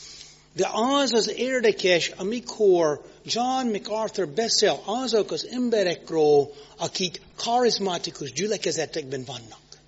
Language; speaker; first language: Hungarian; non-native, fluent; English